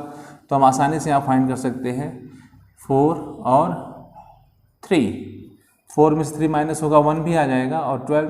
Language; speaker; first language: Hindi; native; Hindi